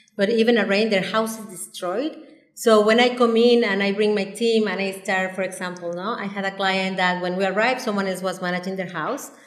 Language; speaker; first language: English; non-native, fluent; Spanish